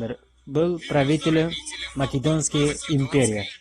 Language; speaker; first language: Russian; non-native, local second language; Tajik